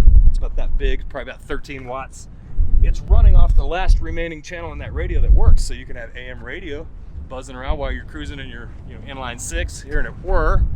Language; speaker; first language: English; native; English